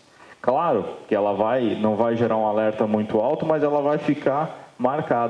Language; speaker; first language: Portuguese; native; Portuguese